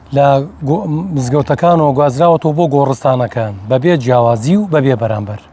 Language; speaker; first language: Central Kurdish; native; Central Kurdish